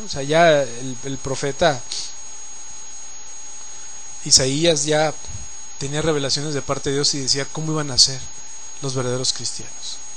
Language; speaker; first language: Spanish; native; Spanish